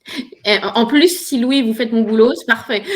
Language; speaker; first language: French; native; French